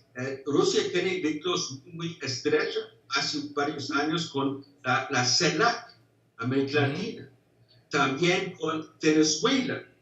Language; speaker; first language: Spanish; non-native, fluent; English